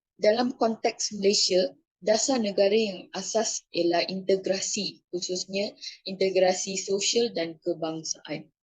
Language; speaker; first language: Malay; non-native, local second language; Tamil